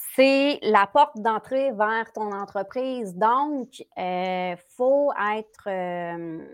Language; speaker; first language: French; native; French